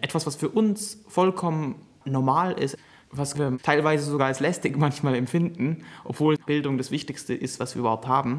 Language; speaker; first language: German; non-native, local second language; English